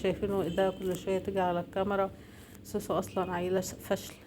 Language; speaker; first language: Arabic; native; Arabic